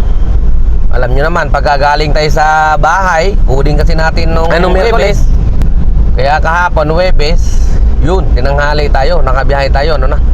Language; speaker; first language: Filipino; native; Filipino